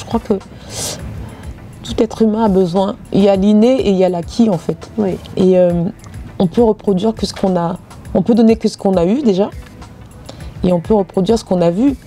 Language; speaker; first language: French; native; French